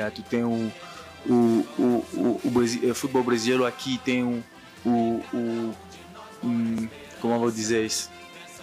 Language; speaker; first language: Portuguese; non-native, learner; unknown